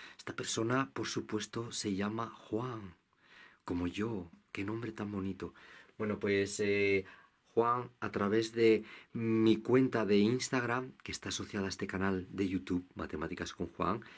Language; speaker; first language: Spanish; native; Spanish